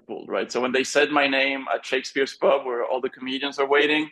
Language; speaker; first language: English; non-native, fluent; French